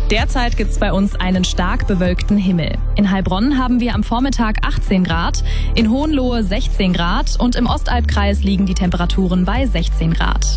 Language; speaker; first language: German; native; German